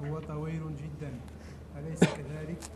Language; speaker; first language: Arabic; non-native, learner; French